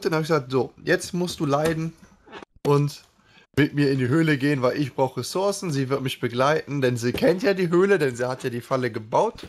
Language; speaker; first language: German; native; German